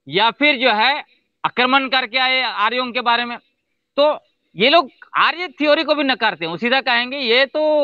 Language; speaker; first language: Hindi; non-native, local second language; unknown